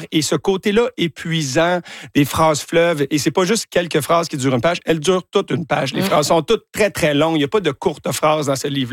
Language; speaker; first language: French; native; French